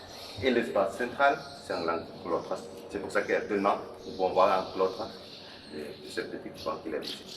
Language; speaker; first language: French; non-native, local second language; Catalan